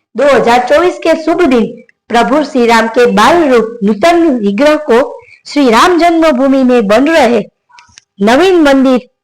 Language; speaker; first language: Hindi; non-native, local second language; Gujarati